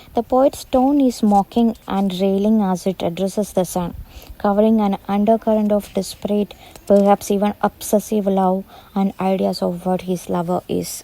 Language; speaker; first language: English; non-native, local second language; Malayalam